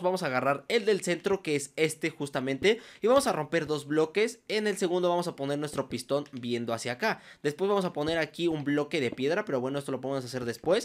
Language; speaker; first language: Spanish; native; Spanish